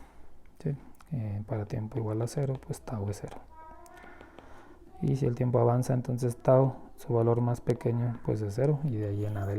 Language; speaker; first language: Spanish; native; Spanish